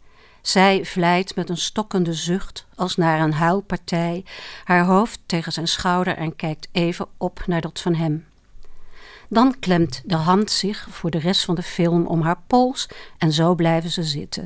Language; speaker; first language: Dutch; native; Dutch